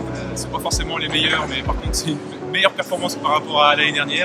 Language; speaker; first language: French; native; French